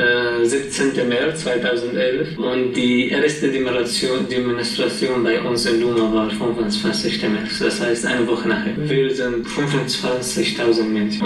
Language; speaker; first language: German; non-native, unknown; Arabic